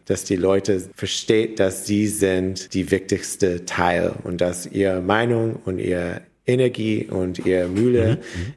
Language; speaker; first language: German; non-native, learner; English